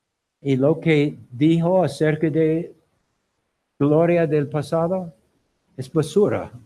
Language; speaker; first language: Spanish; non-native, learner; English